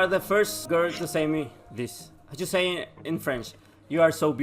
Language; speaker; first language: English; non-native, learner; Spanish